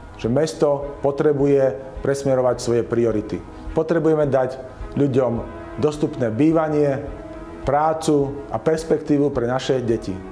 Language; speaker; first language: Slovak; native; Slovak